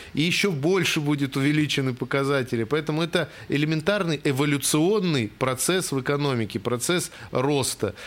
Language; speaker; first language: Russian; native; Russian